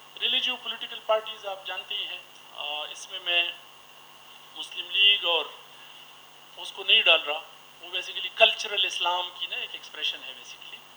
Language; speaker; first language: Urdu; non-native, local second language; Pashto